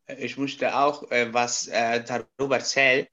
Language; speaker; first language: German; non-native, learner; Spanish